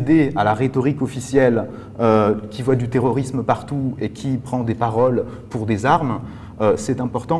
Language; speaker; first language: French; native; French